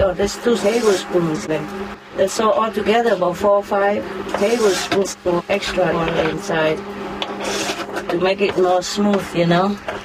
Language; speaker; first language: English; non-native, fluent; Vietnamese